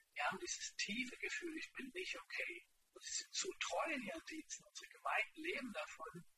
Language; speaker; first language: German; native; German